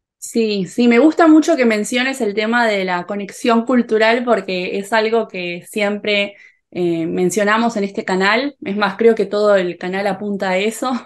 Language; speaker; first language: Spanish; native; Spanish